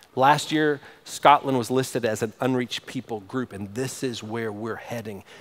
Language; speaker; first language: English; native; English